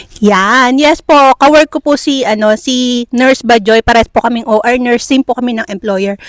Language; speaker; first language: Filipino; native; Filipino